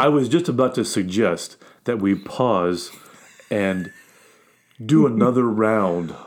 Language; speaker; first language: English; native; English